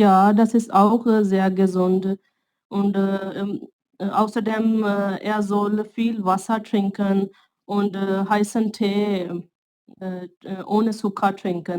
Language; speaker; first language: German; non-native, learner; Urdu